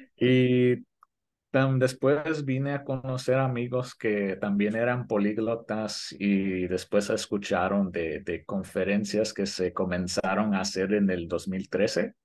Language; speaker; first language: Spanish; early bilingual, heritage; Spanish